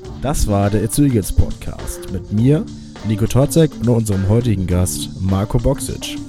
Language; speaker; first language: German; native; German